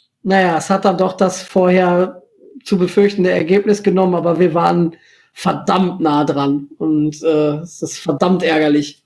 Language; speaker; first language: German; native; German